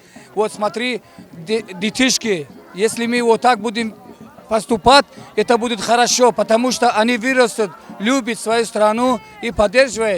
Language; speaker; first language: Russian; non-native, local second language; Tajik